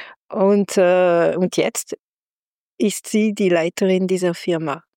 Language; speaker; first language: German; non-native, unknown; French